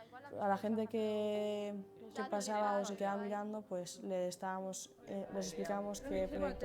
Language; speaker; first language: Spanish; native; Spanish